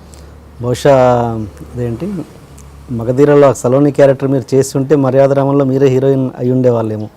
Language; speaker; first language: Telugu; native; Telugu